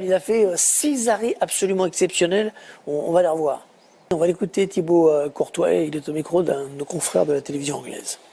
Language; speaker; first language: French; native; French